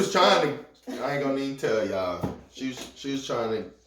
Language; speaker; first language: English; native; English